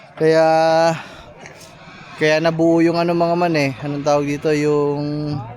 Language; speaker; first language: Filipino; native; Filipino